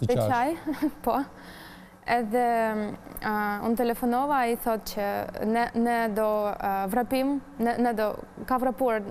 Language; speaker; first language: Albanian; non-native, learner; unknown